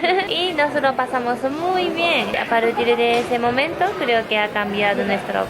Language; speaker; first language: Spanish; non-native, learner; Japanese